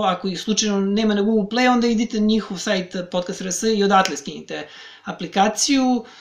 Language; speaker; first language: Serbian; native; Serbian